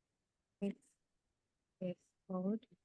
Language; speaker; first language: English; non-native, fluent; Indonesian